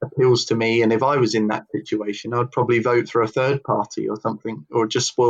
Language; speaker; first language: English; native; English